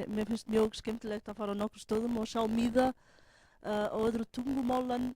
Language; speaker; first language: Icelandic; non-native, fluent; Portuguese